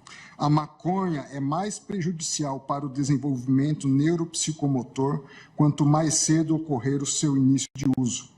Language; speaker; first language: Portuguese; native; Portuguese